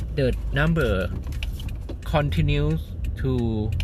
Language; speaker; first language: English; non-native, fluent; Thai